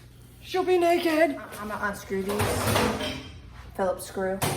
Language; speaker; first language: English; native; English